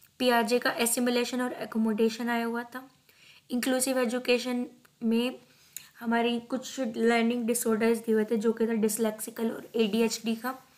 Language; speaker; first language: Hindi; native; Hindi